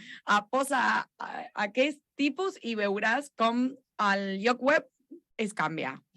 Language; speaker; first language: Catalan; non-native, local second language; Spanish